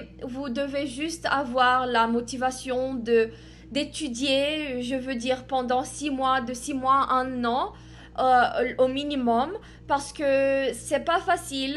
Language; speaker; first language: French; non-native, fluent; Portuguese